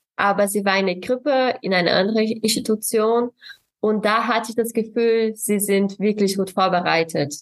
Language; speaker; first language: German; non-native, fluent; Portuguese